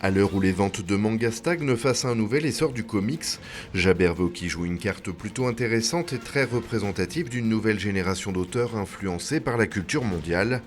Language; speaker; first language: French; native; French